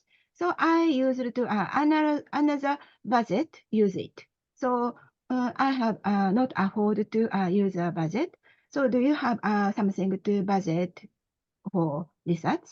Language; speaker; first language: English; non-native, learner; Japanese